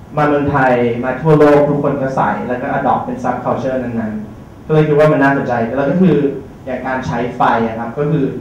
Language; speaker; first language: Thai; early bilingual, heritage; Thai